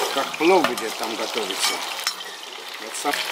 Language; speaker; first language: Russian; non-native, fluent; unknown